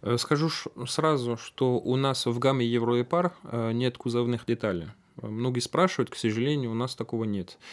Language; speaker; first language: Russian; non-native, fluent; French